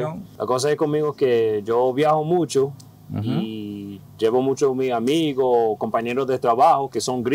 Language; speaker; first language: Spanish; early bilingual, heritage; Spanish